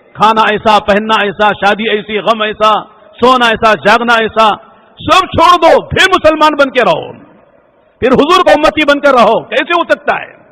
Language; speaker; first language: Urdu; native; Urdu